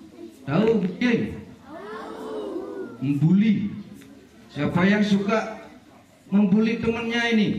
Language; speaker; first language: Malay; non-native, local second language; Balinese